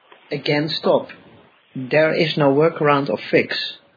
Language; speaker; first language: English; non-native, fluent; Dutch